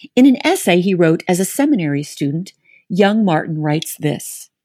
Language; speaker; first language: English; native; English